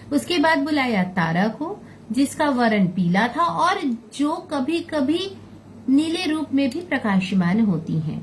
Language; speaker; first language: Hindi; non-native, local second language; Bangla